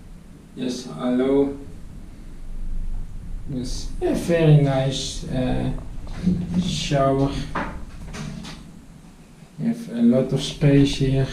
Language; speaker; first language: English; non-native, learner; Dutch